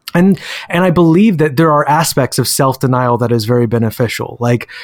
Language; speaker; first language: English; native; English